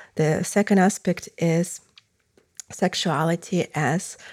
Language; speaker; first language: English; non-native, fluent; Russian